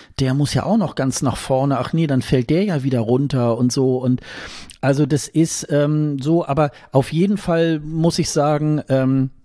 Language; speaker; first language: German; native; German